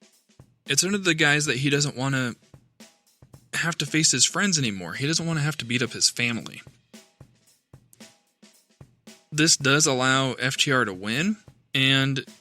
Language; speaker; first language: English; native; English